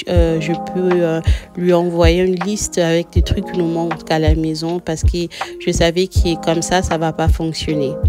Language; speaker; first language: French; non-native, local second language; Lingala